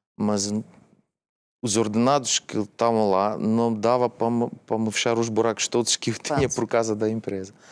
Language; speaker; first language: Portuguese; non-native, fluent; Russian